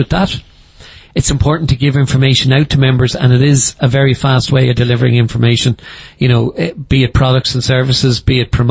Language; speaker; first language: English; native; English